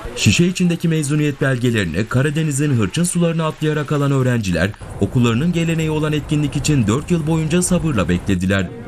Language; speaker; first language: Turkish; native; Turkish